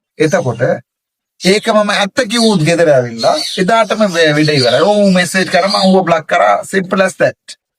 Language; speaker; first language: Sinhala; non-native, local second language; Tamil